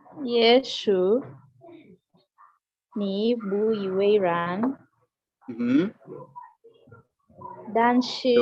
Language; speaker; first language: Chinese; non-native, learner; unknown